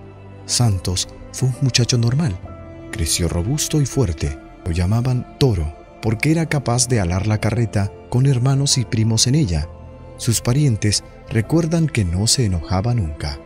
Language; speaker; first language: Spanish; native; Spanish